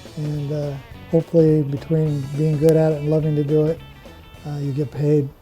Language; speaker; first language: English; native; English